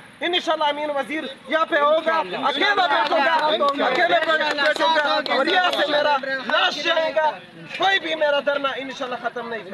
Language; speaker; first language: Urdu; non-native, local second language; Pashto